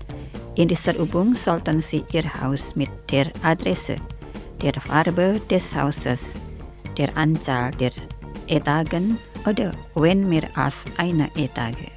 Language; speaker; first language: German; non-native, fluent; Indonesian